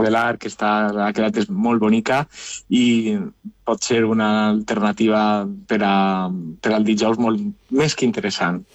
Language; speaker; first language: Catalan; native; Catalan